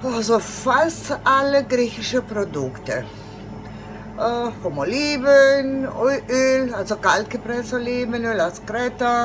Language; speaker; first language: German; non-native, learner; Greek